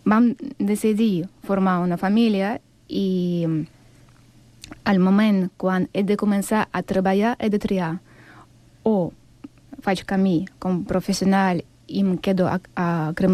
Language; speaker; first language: Catalan; non-native, learner; Russian